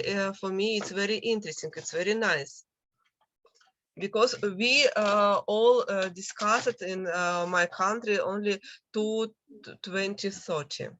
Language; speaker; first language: English; non-native, learner; Russian